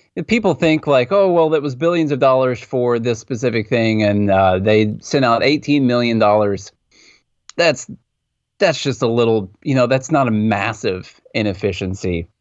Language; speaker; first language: English; native; English